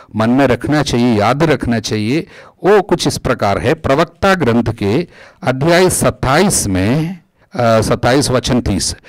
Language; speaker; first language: Hindi; non-native, local second language; Malayalam